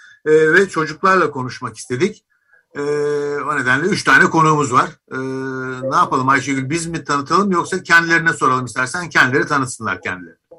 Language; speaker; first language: Turkish; native; Turkish